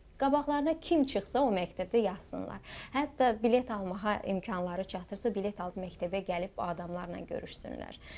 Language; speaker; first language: Azerbaijani; native; Azerbaijani